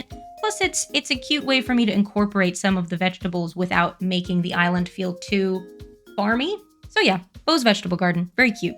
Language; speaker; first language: English; native; English